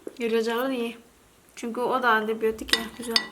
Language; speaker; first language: Turkish; non-native, learner; Indonesian